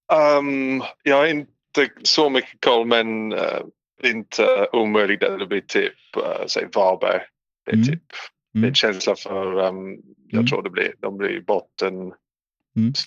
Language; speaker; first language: Swedish; non-native, learner; English